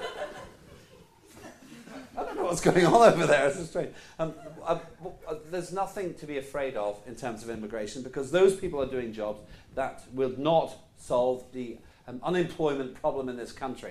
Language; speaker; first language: English; non-native, local second language; Estonian